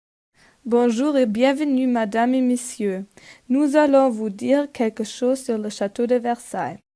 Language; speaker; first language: French; non-native, learner; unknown